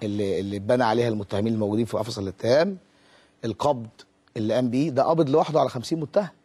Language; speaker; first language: Arabic; native; Arabic